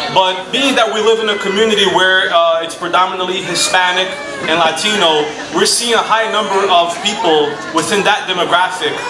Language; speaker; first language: English; non-native, fluent; Portuguese